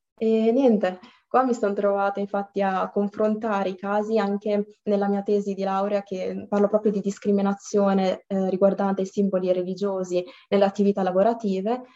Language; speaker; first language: Italian; early bilingual, other home language; Arabic